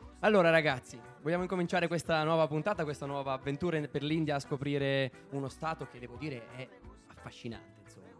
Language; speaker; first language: Italian; native; Italian